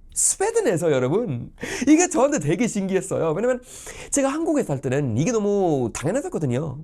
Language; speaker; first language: Korean; non-native, fluent; Swedish